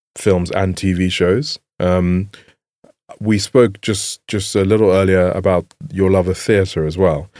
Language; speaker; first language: English; native; English